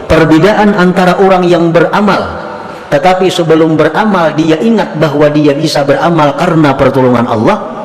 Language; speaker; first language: Indonesian; non-native, local second language; Banjar